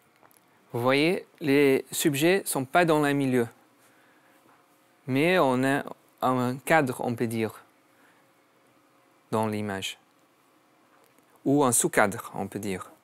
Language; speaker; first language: French; non-native, learner; English